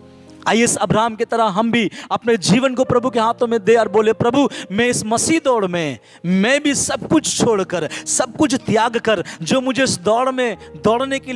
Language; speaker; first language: Hindi; non-native, local second language; Bangla